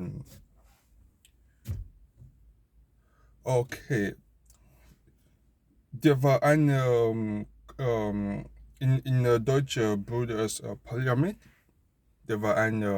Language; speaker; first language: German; non-native, learner; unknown